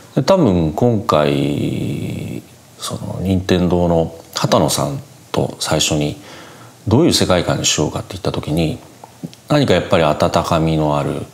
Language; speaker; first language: Japanese; native; Japanese